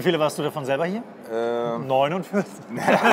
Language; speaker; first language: German; native; German